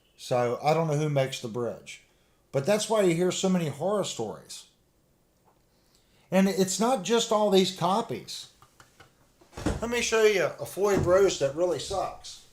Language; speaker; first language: English; native; English